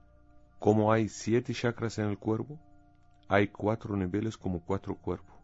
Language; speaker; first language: Spanish; non-native, learner; Arabic